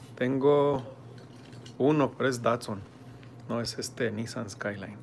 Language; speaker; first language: Spanish; early bilingual, heritage; Spanish